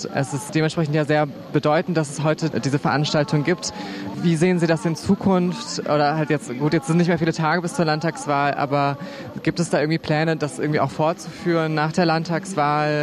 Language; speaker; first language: German; native; German